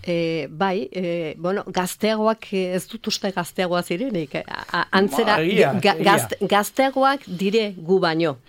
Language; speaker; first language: Basque; native; Basque